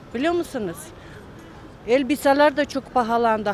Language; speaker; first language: Turkish; non-native, learner; Uzbek